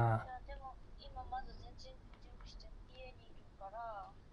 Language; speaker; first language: Japanese; native; Japanese